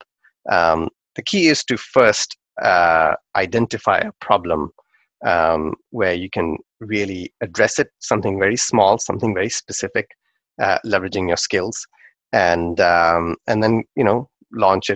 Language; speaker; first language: English; non-native, local second language; Urdu